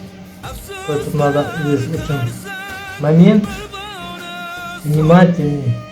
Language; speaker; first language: Russian; non-native, learner; Uzbek